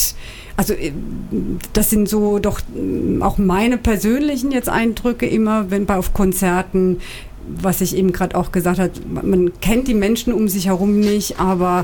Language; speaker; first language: German; native; German